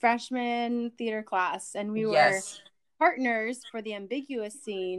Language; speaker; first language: English; native; English